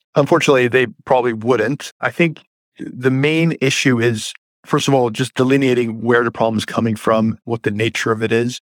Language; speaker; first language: English; early bilingual, other home language; Persian